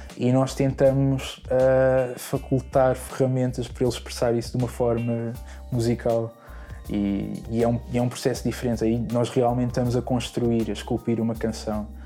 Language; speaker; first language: Portuguese; native; Portuguese